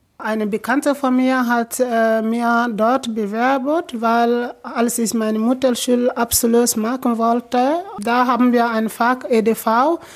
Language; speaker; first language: German; non-native, learner; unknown